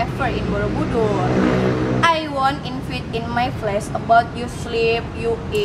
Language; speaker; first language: English; non-native, learner; Indonesian